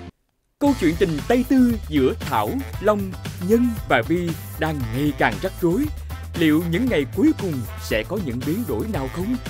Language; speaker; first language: Vietnamese; native; Vietnamese